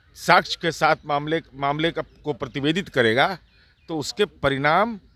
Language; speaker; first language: Hindi; native; Hindi